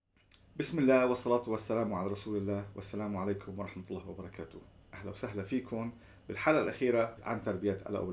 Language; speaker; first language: Arabic; native; Arabic